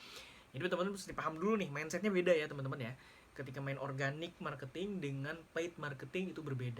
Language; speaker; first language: Indonesian; native; Indonesian